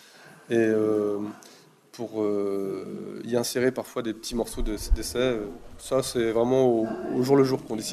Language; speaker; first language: French; native; French